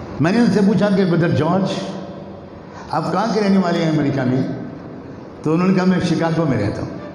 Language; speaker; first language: Urdu; native; Urdu